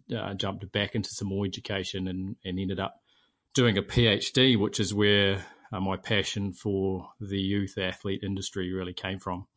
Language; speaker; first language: English; native; English